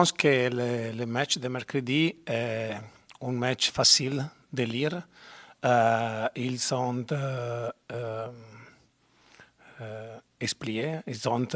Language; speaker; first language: French; non-native, learner; Spanish